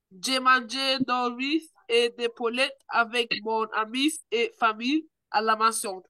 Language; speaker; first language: French; non-native, learner; Spanish